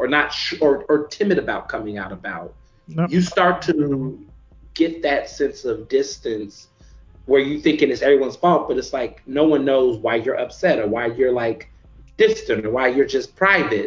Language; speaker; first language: English; native; English